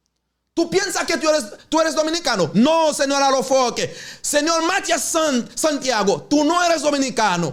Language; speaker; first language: Spanish; non-native, learner; Haitian Creole